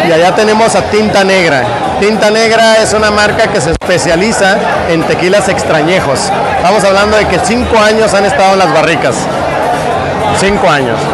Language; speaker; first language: Spanish; native; Spanish